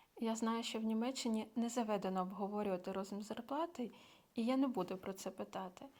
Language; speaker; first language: Ukrainian; native; Ukrainian